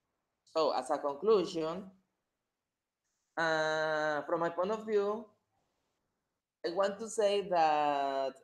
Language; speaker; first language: English; non-native, fluent; Spanish